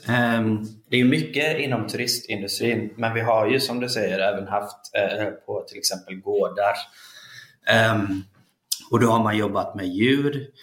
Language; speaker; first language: Swedish; early bilingual, other home language; Icelandic